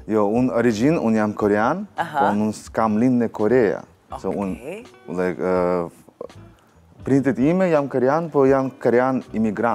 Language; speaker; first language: Albanian; non-native, learner; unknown